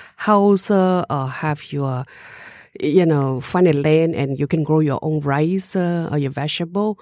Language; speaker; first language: English; non-native, learner; Hmong